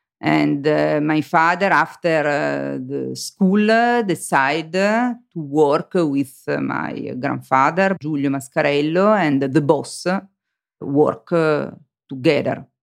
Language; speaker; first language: English; non-native, learner; Italian